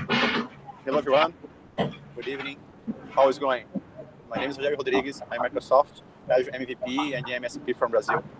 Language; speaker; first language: English; non-native, learner; Portuguese